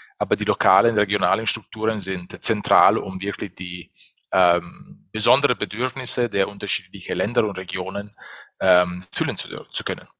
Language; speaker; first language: German; non-native, fluent; Italian